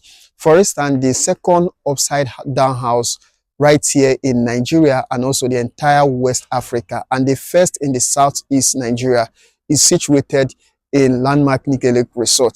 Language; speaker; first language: English; non-native, local second language; Igbo